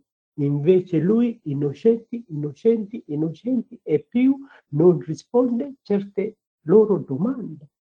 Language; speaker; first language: Italian; non-native, learner; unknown